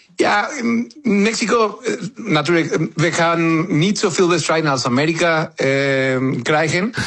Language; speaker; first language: Dutch; non-native, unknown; Spanish